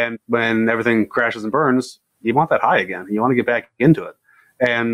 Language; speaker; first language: English; native; English